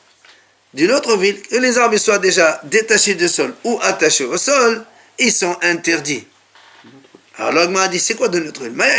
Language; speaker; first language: French; native; French